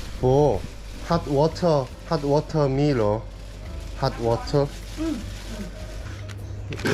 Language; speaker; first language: English; non-native, learner; Korean